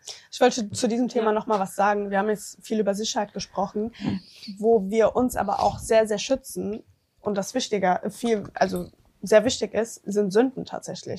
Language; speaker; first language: German; early bilingual, other home language; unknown